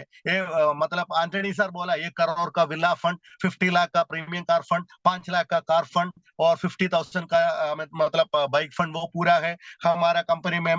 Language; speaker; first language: Hindi; non-native, local second language; Malayalam